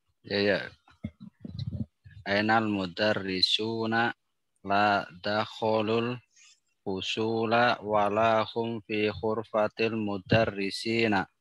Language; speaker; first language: Arabic; non-native, learner; Indonesian